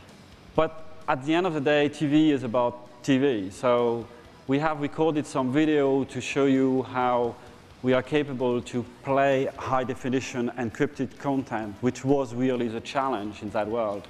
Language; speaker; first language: English; non-native, fluent; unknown